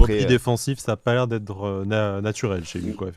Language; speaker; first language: French; native; French